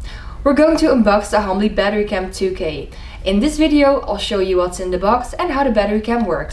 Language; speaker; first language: English; non-native, fluent; Dutch